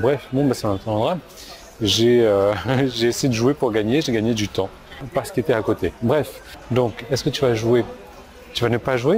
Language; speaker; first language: French; native; French